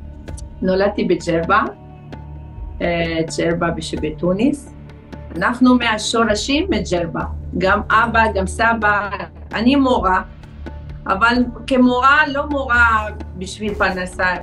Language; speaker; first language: Hebrew; non-native, fluent; Arabic